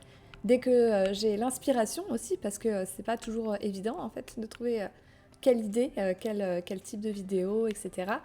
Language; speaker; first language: French; native; French